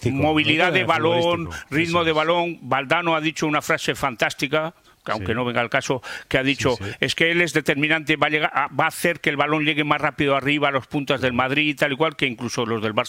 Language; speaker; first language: Spanish; native; Spanish